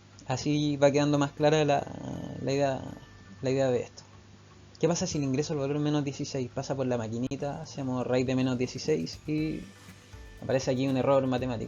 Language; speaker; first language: Spanish; native; Spanish